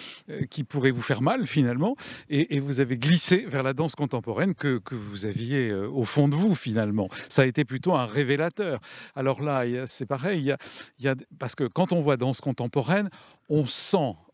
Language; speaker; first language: French; native; French